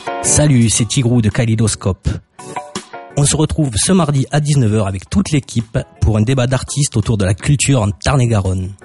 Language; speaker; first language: French; native; French